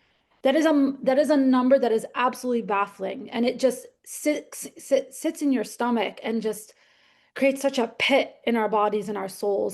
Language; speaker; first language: English; native; English